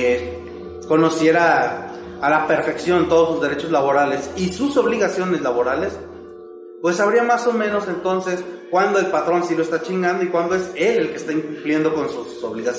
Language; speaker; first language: Spanish; native; Spanish